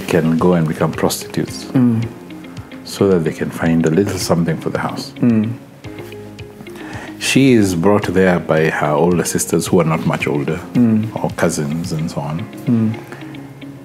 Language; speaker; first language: English; non-native, local second language; Swahili